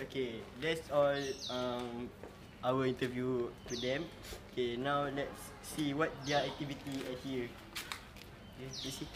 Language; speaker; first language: English; non-native, learner; Malay